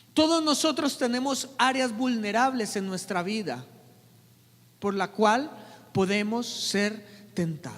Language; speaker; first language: Spanish; native; Spanish